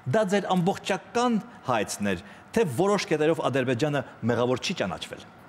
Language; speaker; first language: Armenian; native; Armenian